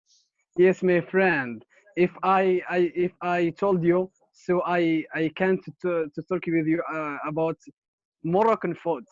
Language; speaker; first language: English; non-native, learner; Arabic